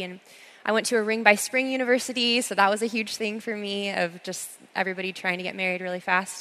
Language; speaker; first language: English; native; English